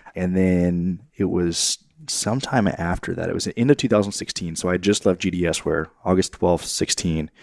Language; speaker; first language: English; native; English